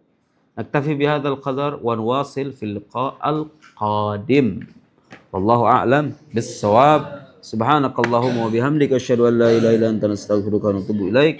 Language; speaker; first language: Arabic; non-native, fluent; Indonesian